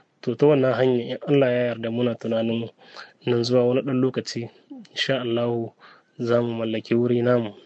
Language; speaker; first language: Hausa; native; Hausa